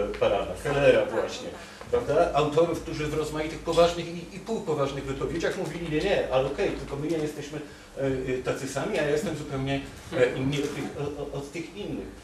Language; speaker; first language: Polish; native; Polish